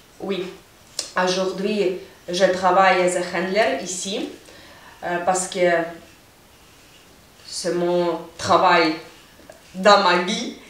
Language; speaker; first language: French; non-native, learner; Ukrainian